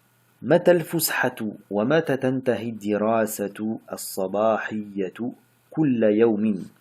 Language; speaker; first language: Arabic; non-native, fluent; French